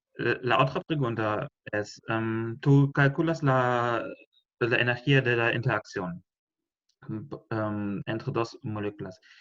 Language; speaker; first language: Spanish; non-native, fluent; German